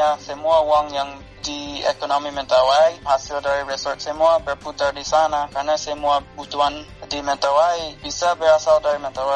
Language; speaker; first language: Indonesian; non-native, fluent; English